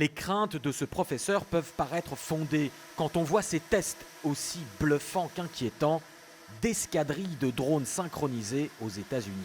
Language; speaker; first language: French; native; French